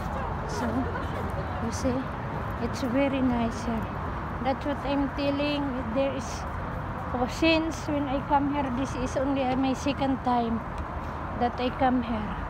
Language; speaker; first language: English; non-native, local second language; Filipino